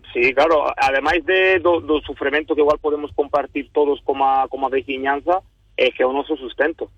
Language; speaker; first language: Galician; non-native, fluent; Italian